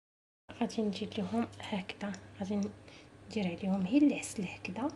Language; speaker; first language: Arabic; native; Arabic